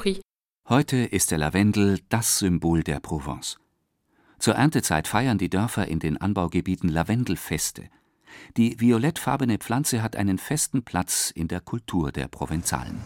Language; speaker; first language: German; native; German